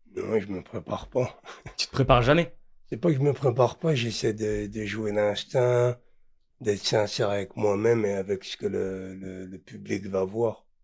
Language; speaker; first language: French; native; French